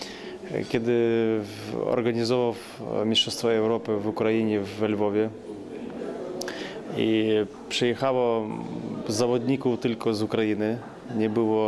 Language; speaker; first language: Polish; non-native, learner; Ukrainian